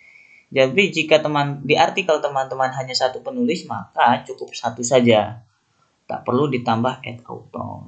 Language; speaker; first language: Indonesian; native; Indonesian